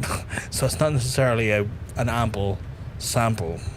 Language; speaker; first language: English; native; English